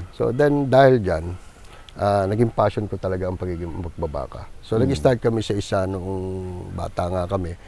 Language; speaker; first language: Filipino; native; Filipino